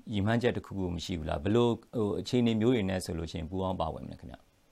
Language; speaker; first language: Burmese; native; Burmese